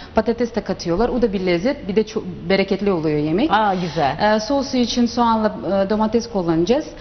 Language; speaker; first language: Turkish; non-native, fluent; Uzbek